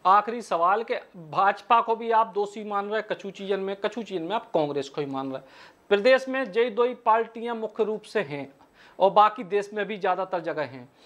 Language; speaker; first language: Hindi; native; Hindi